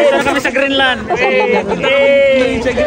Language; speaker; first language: Filipino; non-native, local second language; Cebuano